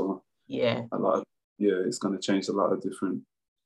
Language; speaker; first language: English; native; English